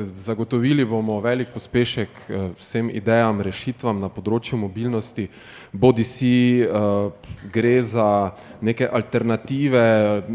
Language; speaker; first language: Slovenian; native; Slovenian